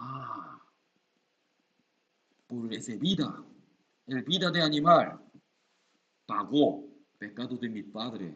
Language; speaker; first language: Spanish; non-native, learner; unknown